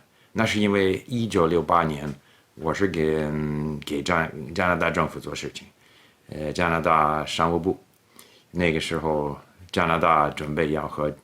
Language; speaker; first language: Chinese; non-native, fluent; English